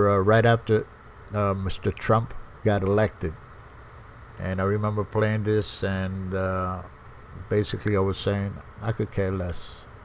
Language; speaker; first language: English; native; English